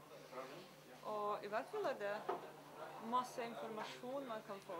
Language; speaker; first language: Norwegian; non-native, fluent; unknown